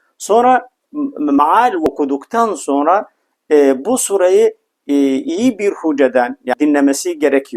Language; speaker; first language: Turkish; non-native, fluent; Arabic